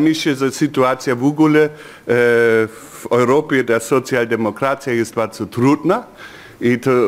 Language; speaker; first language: Polish; non-native, fluent; German